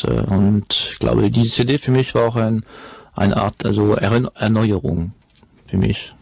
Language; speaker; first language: German; non-native, fluent; French